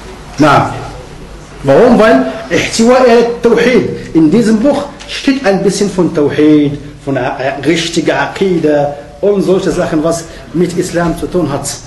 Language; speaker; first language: German; non-native, fluent; Arabic